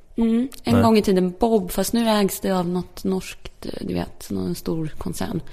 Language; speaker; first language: Swedish; early bilingual, other home language; Polish